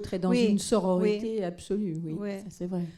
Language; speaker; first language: French; native; French